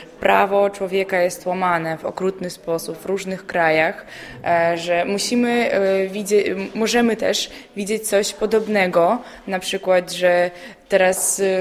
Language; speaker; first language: Polish; non-native, fluent; Belarusian